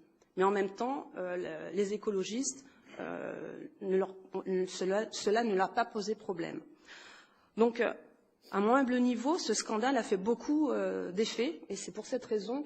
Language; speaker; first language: French; native; French